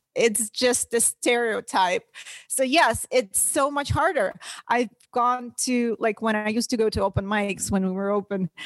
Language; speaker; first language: English; non-native, fluent; Russian